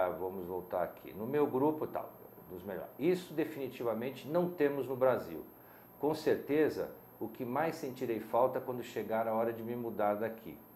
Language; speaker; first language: Portuguese; native; Portuguese